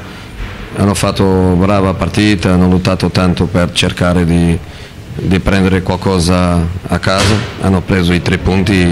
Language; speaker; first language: Italian; non-native, fluent; Portuguese